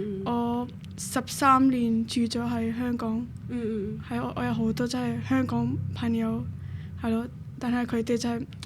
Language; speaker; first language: Cantonese; early bilingual, other home language; Nepali